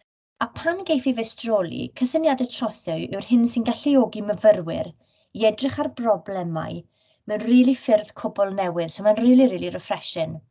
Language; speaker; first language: Welsh; native; Welsh